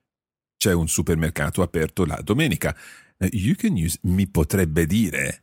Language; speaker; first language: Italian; non-native, fluent; English